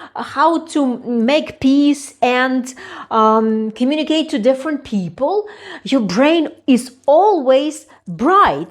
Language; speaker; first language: English; non-native, fluent; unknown